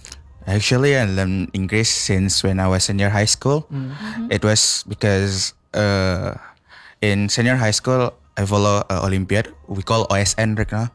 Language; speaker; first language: English; non-native, learner; Indonesian